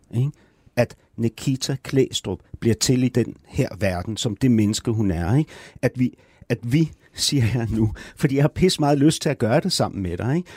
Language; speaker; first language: Danish; native; Danish